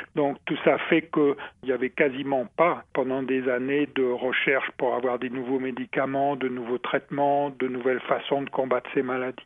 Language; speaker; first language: French; native; French